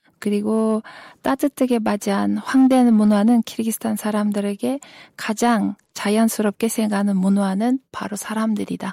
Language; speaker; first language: Korean; non-native, fluent; Kyrgyz